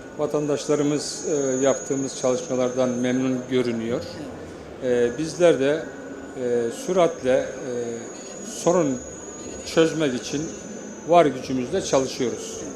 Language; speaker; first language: Turkish; native; Turkish